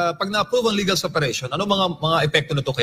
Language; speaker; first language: Filipino; native; Filipino